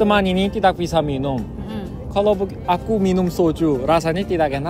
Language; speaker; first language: Indonesian; non-native, fluent; Korean